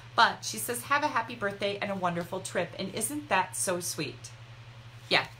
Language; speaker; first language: English; native; English